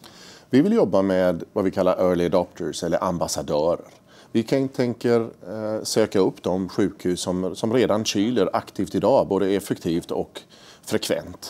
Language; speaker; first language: Swedish; native; Swedish